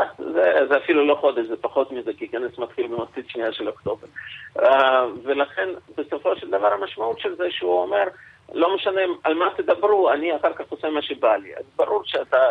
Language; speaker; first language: Hebrew; non-native, fluent; Russian